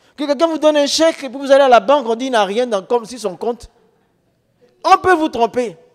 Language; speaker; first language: French; non-native, local second language; Dyula